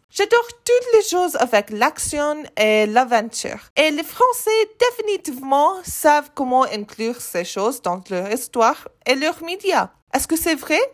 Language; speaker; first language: French; non-native, learner; English